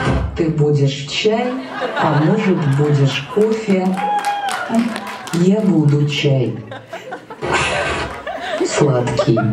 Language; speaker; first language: Russian; non-native, learner; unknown